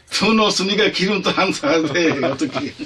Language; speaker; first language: Korean; non-native, learner; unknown